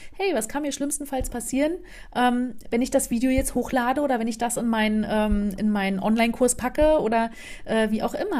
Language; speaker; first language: German; native; German